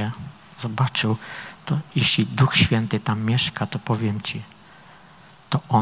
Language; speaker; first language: Polish; native; Polish